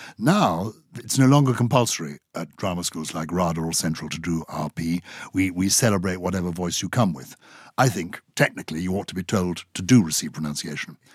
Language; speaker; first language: English; native; English